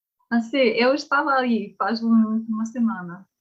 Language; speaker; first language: Portuguese; non-native, learner; English